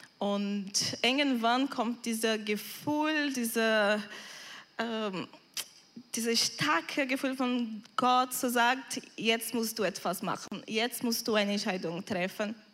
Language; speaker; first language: German; non-native, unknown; Portuguese